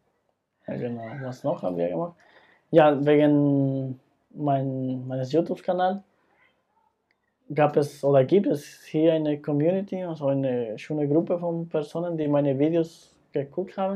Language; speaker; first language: German; non-native, fluent; Spanish